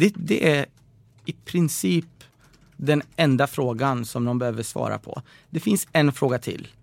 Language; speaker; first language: Swedish; early bilingual, other home language; Persian